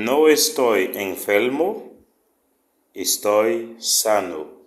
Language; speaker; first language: Spanish; non-native, fluent; Haitian Creole